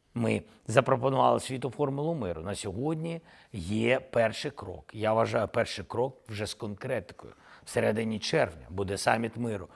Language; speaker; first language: Ukrainian; non-native, local second language; Russian